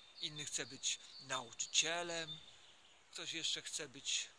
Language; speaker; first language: Polish; native; Polish